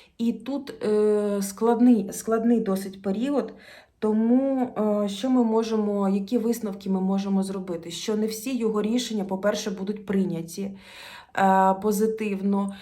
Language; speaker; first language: Ukrainian; non-native, local second language; Russian